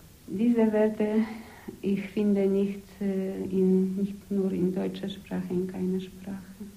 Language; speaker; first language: German; non-native, fluent; Polish